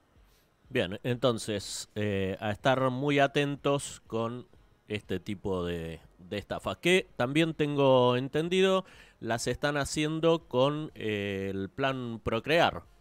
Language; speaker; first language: Spanish; native; Spanish